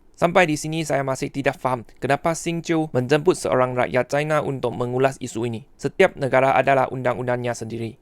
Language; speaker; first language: Malay; non-native, fluent; Chinese